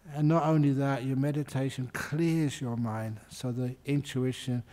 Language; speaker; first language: English; native; English